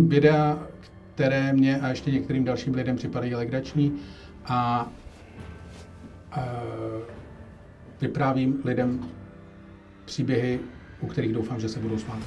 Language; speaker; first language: Czech; native; Czech